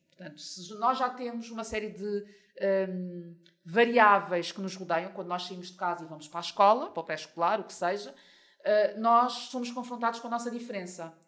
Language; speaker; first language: Portuguese; native; Portuguese